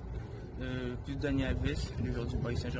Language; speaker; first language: French; native; French